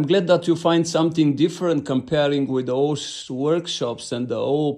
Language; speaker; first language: English; non-native, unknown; Bulgarian